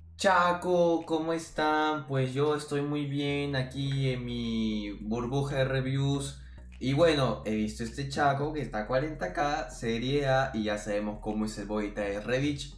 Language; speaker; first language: Spanish; native; Spanish